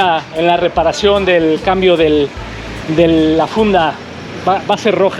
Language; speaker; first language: Spanish; native; Spanish